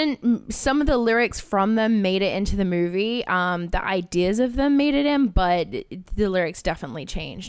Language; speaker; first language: English; native; English